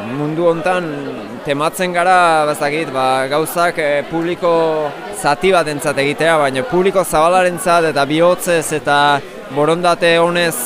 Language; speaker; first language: Basque; native; Basque